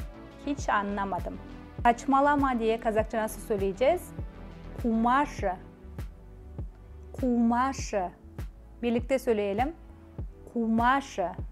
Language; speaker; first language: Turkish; non-native, fluent; Kazakh